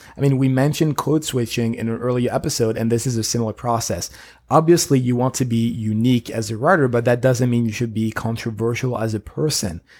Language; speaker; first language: English; non-native, fluent; French